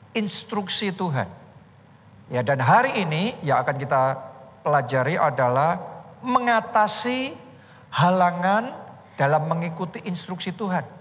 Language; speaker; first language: Indonesian; native; Indonesian